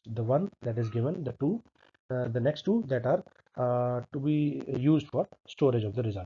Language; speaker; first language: English; non-native, local second language; Hindi